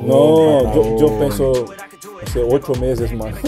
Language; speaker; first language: Spanish; non-native, learner; Portuguese